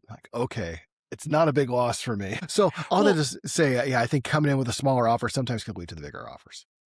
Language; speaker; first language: English; native; English